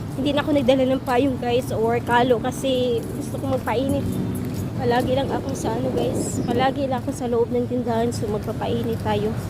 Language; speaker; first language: Filipino; non-native, local second language; Cebuano